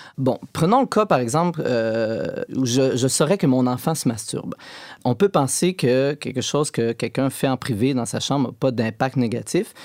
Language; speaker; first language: French; native; French